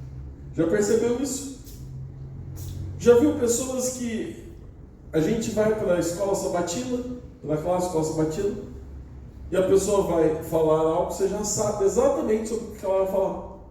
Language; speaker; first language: Portuguese; native; Portuguese